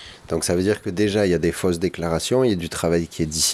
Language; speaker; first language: French; native; French